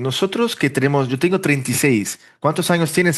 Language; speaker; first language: Spanish; early bilingual, heritage; Portuguese